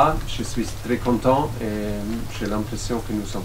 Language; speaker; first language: French; non-native, learner; German